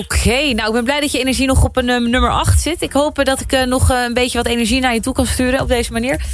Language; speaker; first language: Dutch; native; Dutch